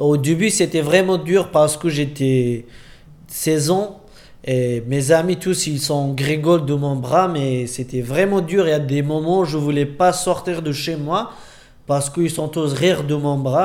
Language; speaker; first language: French; non-native, learner; Kurdish